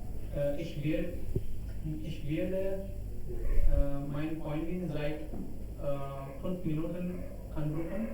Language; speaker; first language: German; non-native, learner; Hindi